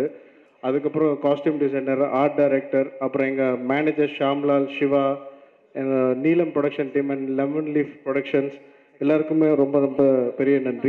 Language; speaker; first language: Tamil; native; Tamil